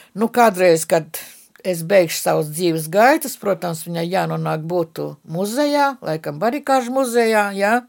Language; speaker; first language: Latvian; non-native, local second language; Russian